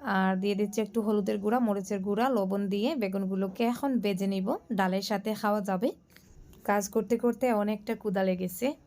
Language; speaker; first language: Bangla; non-native, local second language; Sylheti